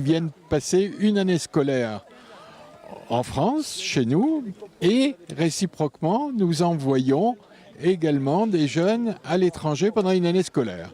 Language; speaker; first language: French; native; French